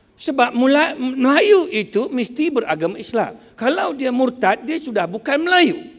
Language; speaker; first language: Malay; non-native, local second language; Chinese